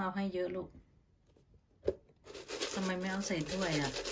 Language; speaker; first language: Thai; non-native, local second language; Lao